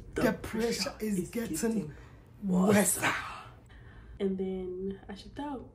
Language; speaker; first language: English; native; English